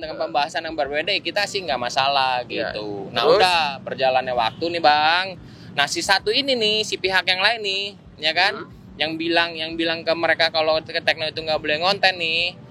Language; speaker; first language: Indonesian; native; Indonesian